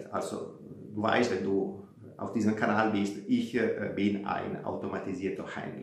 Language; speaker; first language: German; non-native, fluent; Italian